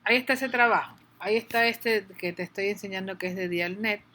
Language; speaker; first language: Spanish; native; Spanish